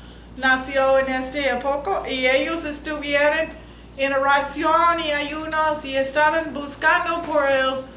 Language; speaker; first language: Spanish; non-native, learner; English